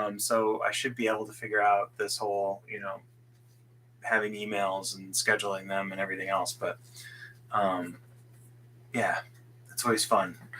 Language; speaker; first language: English; native; English